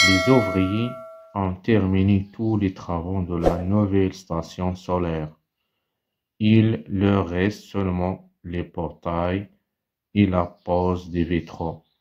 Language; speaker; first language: French; non-native, local second language; Arabic